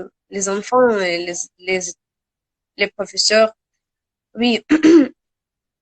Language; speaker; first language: French; non-native, learner; Russian